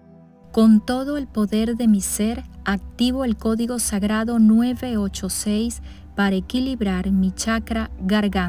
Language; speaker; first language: Spanish; native; Spanish